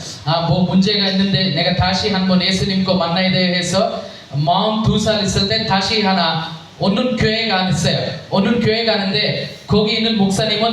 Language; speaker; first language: Korean; non-native, learner; Telugu